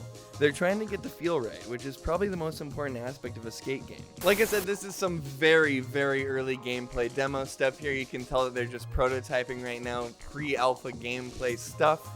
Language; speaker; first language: English; native; English